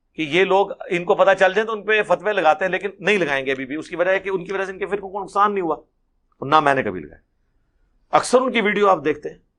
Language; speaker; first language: Urdu; non-native, local second language; Punjabi